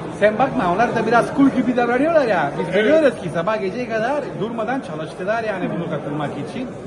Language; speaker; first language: Turkish; non-native, fluent; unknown